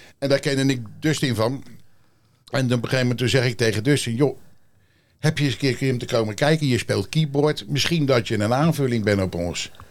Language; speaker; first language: Dutch; native; Dutch